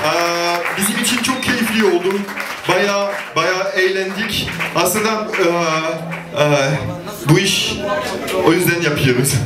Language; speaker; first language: Turkish; non-native, fluent; French